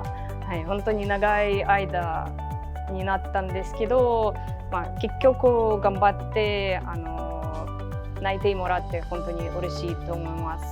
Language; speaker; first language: Japanese; non-native, fluent; Ukrainian